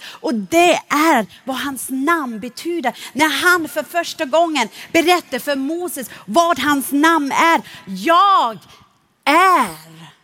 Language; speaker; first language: Swedish; non-native, fluent; German